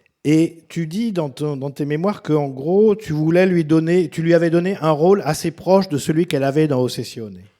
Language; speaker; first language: French; native; French